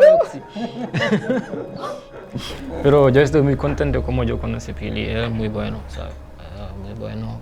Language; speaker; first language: Spanish; non-native, learner; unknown